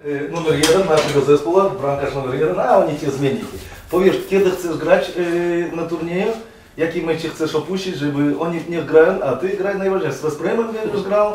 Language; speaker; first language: Polish; non-native, fluent; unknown